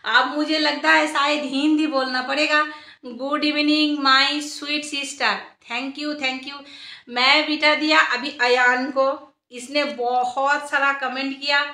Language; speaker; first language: Hindi; non-native, local second language; Bangla